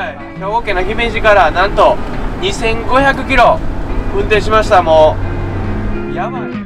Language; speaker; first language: Japanese; native; Japanese